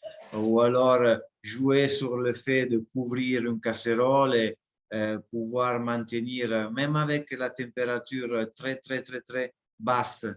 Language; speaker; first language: French; non-native, fluent; Italian